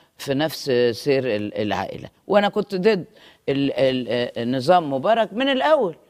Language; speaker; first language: Arabic; native; Arabic